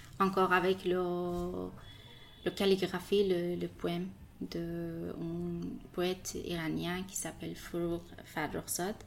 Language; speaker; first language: French; non-native, learner; Persian